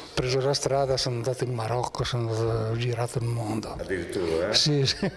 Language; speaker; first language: Italian; native; Italian